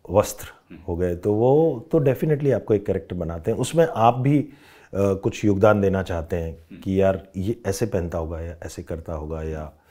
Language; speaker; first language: Hindi; non-native, local second language; Rajasthani